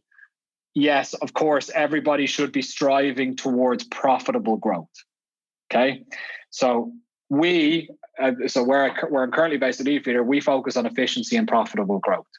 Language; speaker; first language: English; native; English